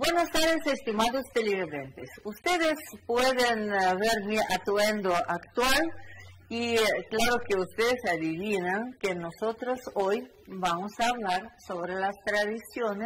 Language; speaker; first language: Spanish; non-native, fluent; Russian